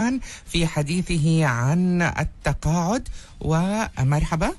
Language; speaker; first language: Arabic; native; Arabic